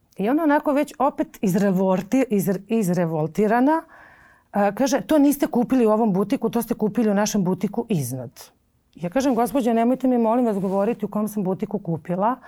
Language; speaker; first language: Serbian; native; Serbian